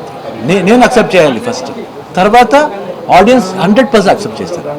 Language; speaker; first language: Telugu; non-native, learner; Kannada